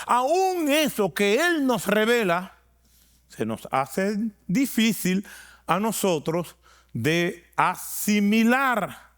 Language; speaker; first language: Spanish; native; Spanish